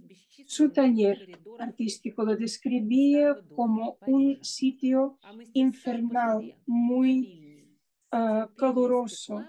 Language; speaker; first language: Spanish; non-native, fluent; Russian